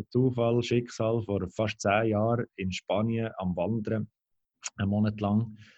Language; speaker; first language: German; native; German